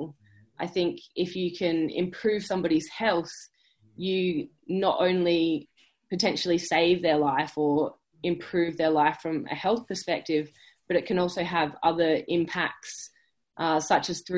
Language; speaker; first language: English; native; English